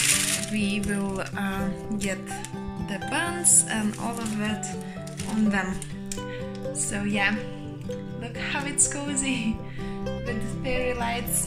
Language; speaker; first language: English; non-native, learner; Lithuanian